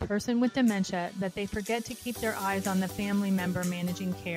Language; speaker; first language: English; native; English